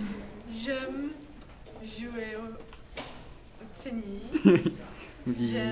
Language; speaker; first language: French; non-native, learner; English